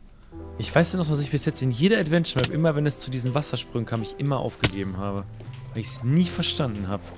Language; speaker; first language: German; native; German